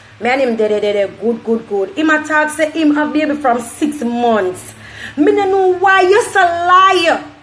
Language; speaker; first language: English; native; English